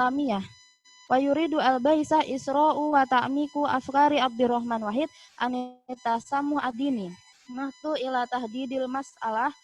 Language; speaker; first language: Arabic; non-native, learner; Indonesian